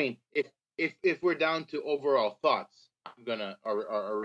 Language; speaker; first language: English; native; English